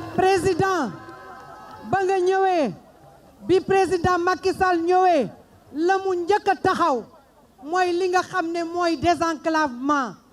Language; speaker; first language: Wolof; non-native, local second language; Mandingo